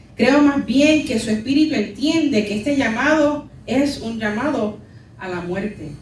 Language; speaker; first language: Spanish; early bilingual, heritage; Spanish